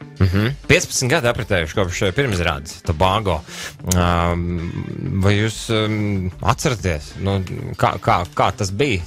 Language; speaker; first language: Latvian; native; Latvian